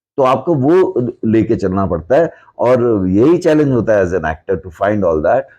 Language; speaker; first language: Hindi; non-native, local second language; Punjabi